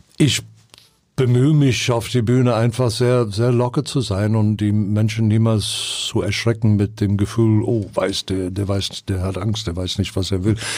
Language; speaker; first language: German; non-native, fluent; English